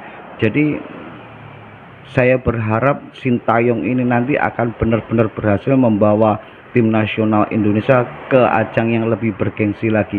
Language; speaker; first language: Indonesian; native; Indonesian